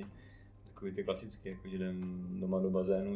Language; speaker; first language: Czech; native; Czech